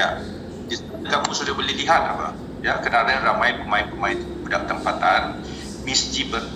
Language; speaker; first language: Indonesian; non-native, local second language; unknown